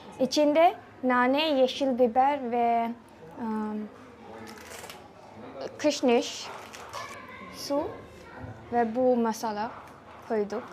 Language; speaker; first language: Turkish; non-native, learner; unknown